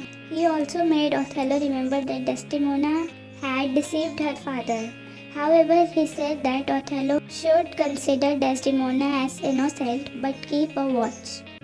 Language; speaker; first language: English; non-native, local second language; Hindi